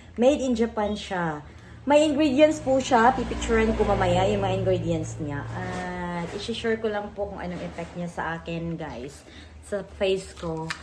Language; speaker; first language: Filipino; non-native, local second language; Cebuano